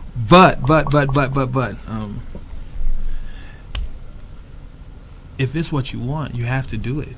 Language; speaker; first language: English; early bilingual, other home language; Spanish